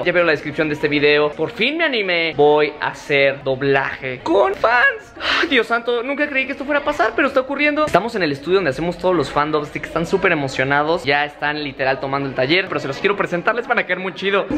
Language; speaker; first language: Spanish; native; Spanish